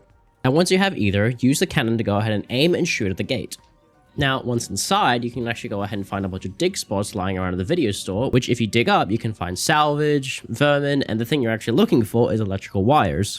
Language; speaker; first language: English; native; English